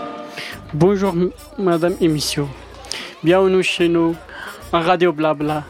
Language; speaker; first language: French; non-native, learner; Pashto